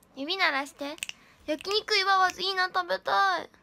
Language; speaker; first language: Japanese; native; Japanese